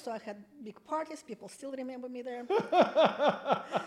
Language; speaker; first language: English; non-native, fluent; Russian